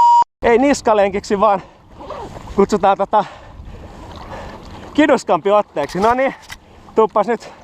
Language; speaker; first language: Finnish; native; Finnish